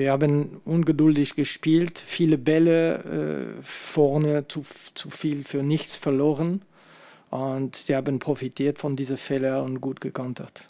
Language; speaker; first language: German; non-native, fluent; French